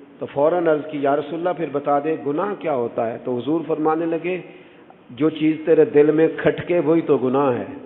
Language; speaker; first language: Urdu; non-native, local second language; Punjabi